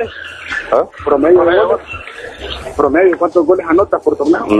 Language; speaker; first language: Spanish; native; Spanish